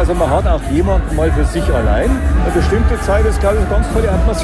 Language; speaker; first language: German; native; German